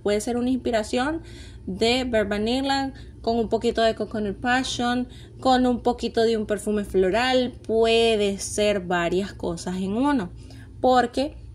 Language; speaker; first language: Spanish; native; Spanish